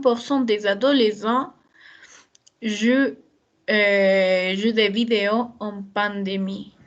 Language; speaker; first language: French; non-native, learner; Spanish